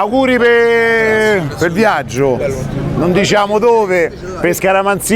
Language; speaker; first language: Italian; native; Italian